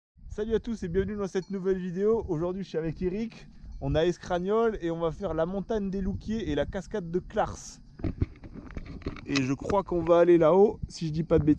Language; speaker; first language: French; native; French